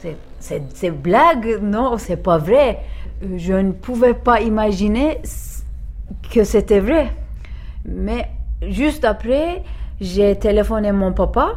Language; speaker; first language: French; non-native, learner; Turkish